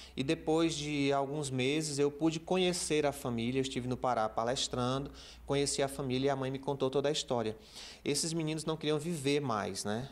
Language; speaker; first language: Portuguese; native; Portuguese